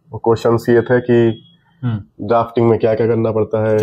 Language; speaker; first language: Hindi; native; Hindi